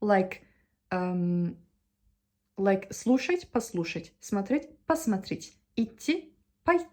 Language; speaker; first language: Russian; non-native, fluent; Turkish